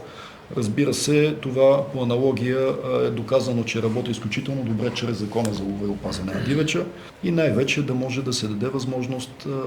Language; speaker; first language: Bulgarian; native; Bulgarian